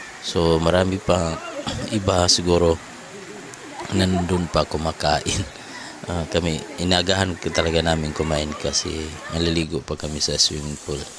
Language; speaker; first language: Filipino; native; Filipino